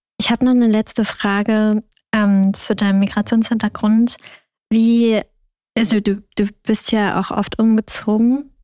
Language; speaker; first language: German; early bilingual, other home language; Vietnamese